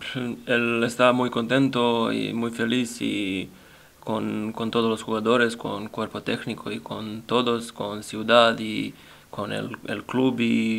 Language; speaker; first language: Spanish; non-native, learner; Serbian